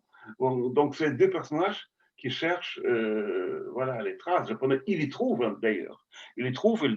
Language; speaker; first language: French; non-native, fluent; Russian